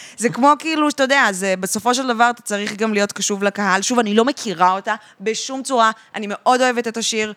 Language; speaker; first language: Hebrew; native; Hebrew